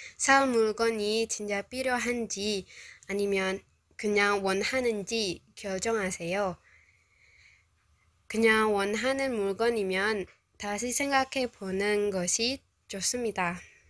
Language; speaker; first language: Korean; non-native, learner; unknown